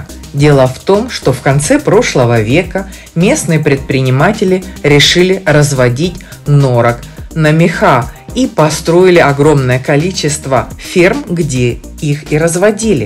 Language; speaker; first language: Russian; native; Russian